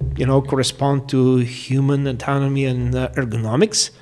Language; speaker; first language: English; non-native, fluent; Bulgarian